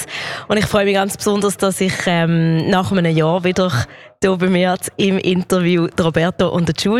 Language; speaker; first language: German; native; German